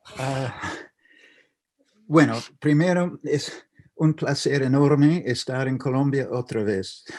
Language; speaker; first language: Spanish; non-native, fluent; English